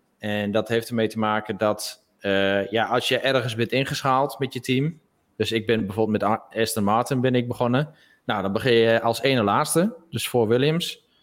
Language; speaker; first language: Dutch; native; Dutch